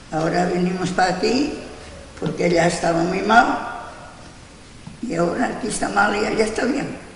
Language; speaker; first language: Spanish; non-native, local second language; Galician